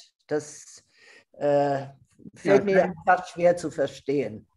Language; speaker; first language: German; non-native, fluent; English